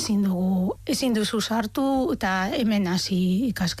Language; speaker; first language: Basque; non-native, fluent; Arabic